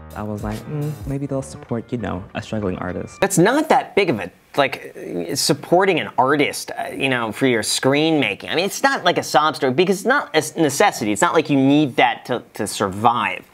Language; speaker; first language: English; native; English